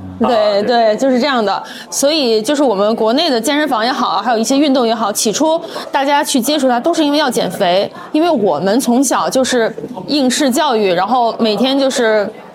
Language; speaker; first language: Chinese; native; Chinese